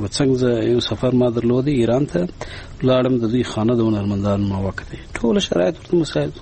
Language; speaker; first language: Pashto; non-native, local second language; Persian